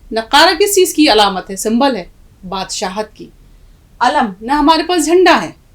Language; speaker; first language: Urdu; native; Urdu